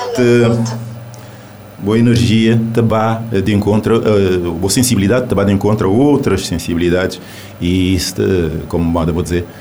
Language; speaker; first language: Portuguese; non-native, local second language; Kabuverdianu